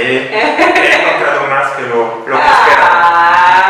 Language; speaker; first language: Spanish; non-native, fluent; French